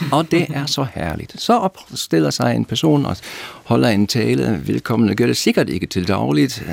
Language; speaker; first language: Danish; non-native, fluent; German